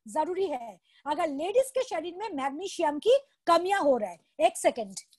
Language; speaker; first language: Hindi; non-native, local second language; Bangla